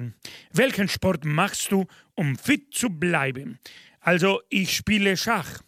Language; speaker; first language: German; non-native, fluent; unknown